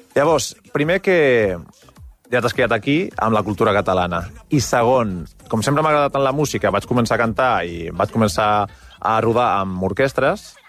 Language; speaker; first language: Catalan; non-native, local second language; Spanish